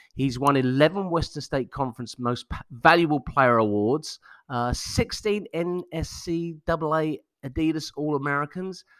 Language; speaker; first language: English; native; English